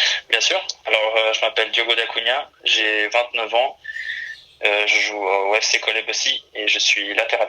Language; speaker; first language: French; early bilingual, other home language; Portuguese